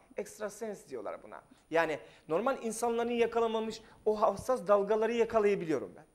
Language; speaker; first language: Turkish; non-native, fluent; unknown